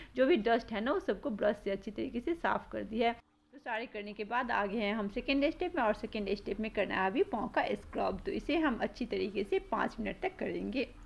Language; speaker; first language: Hindi; native; Hindi